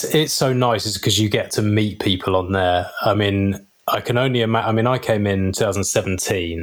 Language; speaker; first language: English; native; English